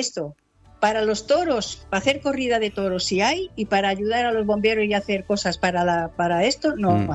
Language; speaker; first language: Spanish; native; Spanish